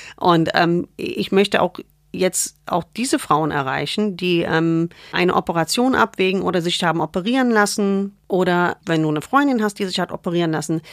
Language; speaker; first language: German; non-native, fluent; English